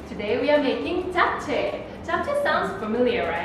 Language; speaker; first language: English; non-native, local second language; Korean